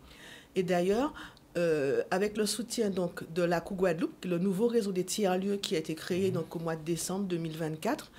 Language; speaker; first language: French; native; French